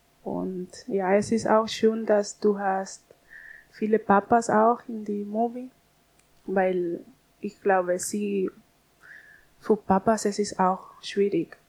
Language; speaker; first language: German; non-native, learner; Spanish